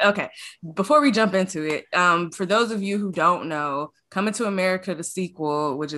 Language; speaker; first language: English; native; English